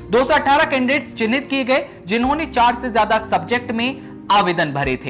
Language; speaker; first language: Hindi; native; Hindi